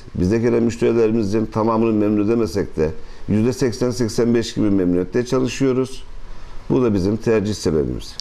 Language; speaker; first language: Turkish; native; Turkish